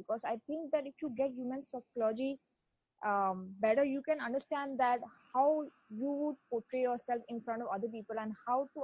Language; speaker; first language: English; non-native, local second language; Bangla